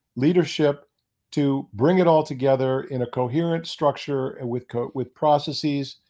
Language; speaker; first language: English; native; English